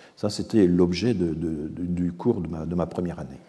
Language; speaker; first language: French; native; French